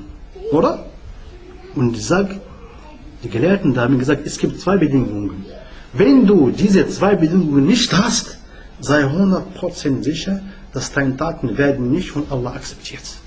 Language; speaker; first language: German; non-native, learner; Arabic